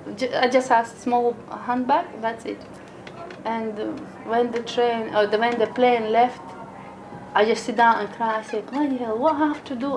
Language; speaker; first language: English; non-native, learner; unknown